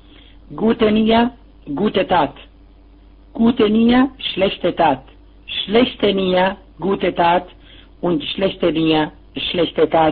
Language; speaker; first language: German; non-native, fluent; Arabic